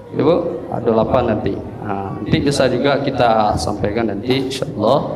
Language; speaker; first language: Malay; non-native, local second language; Minangkabau